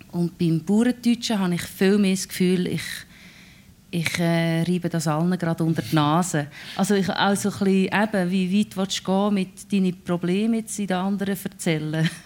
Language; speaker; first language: German; native; German